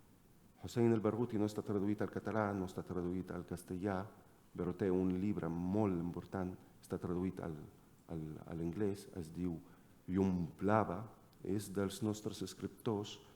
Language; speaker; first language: Catalan; non-native, fluent; Arabic